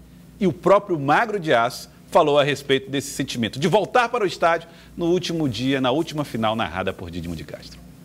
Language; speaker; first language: Portuguese; native; Portuguese